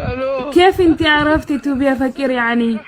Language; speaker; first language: Arabic; non-native, learner; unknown